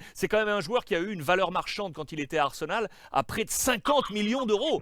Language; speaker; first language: French; native; French